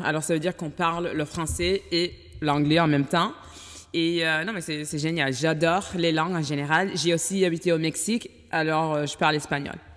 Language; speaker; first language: French; non-native, fluent; English